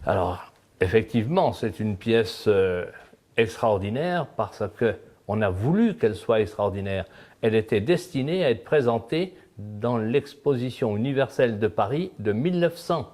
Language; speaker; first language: French; native; French